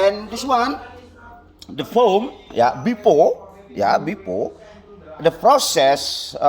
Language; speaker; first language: English; non-native, learner; Indonesian